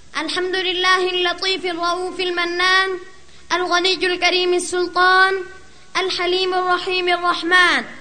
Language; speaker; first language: Arabic; non-native, fluent; Urdu